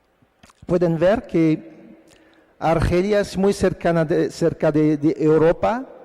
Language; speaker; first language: Spanish; non-native, fluent; Arabic